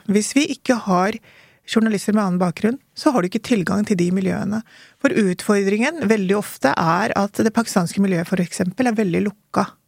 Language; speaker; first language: Norwegian; early bilingual, other home language; Urdu